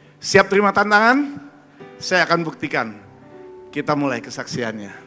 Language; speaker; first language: Indonesian; early bilingual, heritage; German